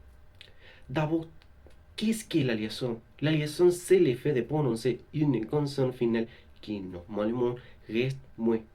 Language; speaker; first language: French; non-native, learner; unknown